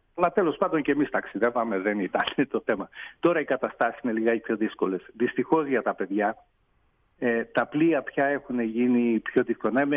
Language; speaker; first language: Greek; native; Greek